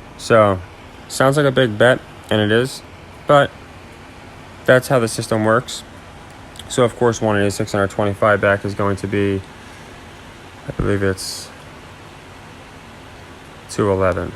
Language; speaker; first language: English; native; English